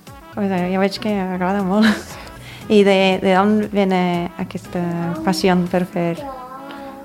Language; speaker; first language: Catalan; non-native, fluent; English